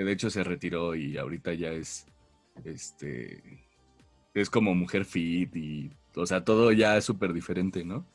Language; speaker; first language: Spanish; native; Spanish